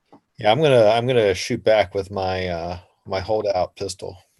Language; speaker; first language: English; native; English